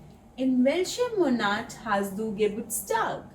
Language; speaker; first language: German; non-native, fluent; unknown